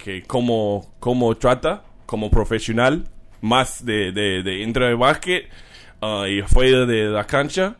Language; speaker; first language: Spanish; non-native, learner; English